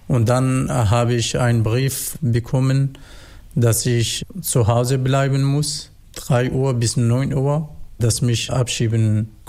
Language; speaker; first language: German; non-native, learner; Kurdish